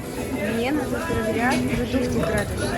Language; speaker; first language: Russian; non-native, learner; Mongolian